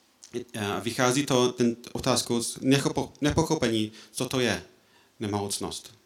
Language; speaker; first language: Czech; non-native, fluent; English